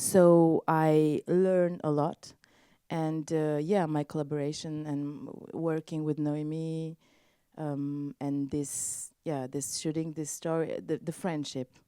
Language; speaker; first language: English; non-native, learner; French